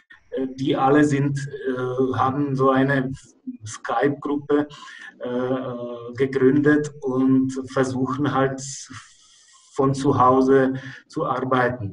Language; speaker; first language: German; non-native, fluent; Czech